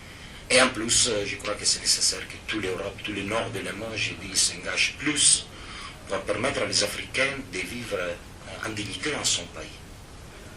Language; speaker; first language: French; non-native, fluent; Italian